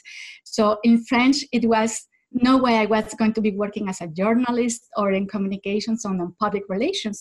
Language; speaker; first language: English; non-native, fluent; Spanish